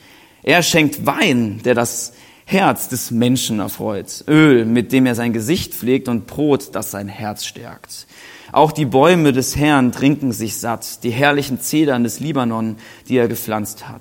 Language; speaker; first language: German; native; German